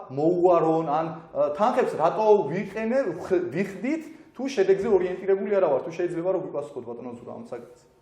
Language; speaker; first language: Georgian; native; Georgian